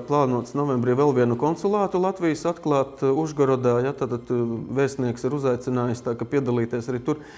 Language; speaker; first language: Latvian; native; Latvian